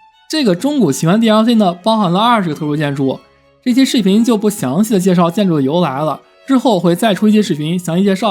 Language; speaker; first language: Chinese; native; Chinese